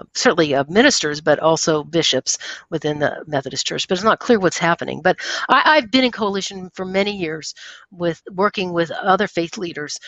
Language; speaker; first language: English; native; English